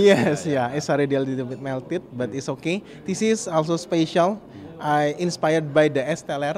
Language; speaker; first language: English; non-native, fluent; Indonesian